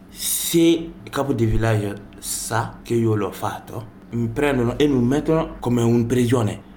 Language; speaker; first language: Italian; non-native, learner; Bambara